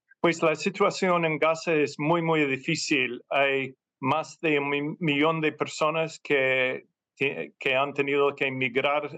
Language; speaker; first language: Spanish; non-native, fluent; English